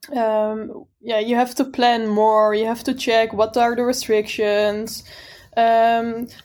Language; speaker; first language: English; non-native, fluent; Dutch